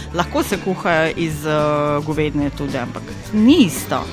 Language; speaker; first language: Slovenian; non-native, fluent; Ukrainian